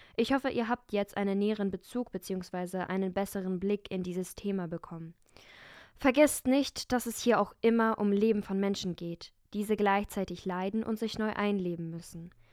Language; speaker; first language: German; early bilingual, other home language; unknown